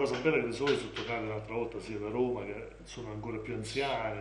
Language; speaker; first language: Italian; native; Italian